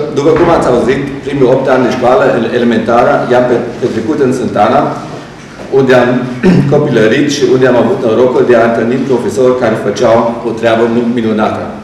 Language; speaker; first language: Romanian; non-native, local second language; German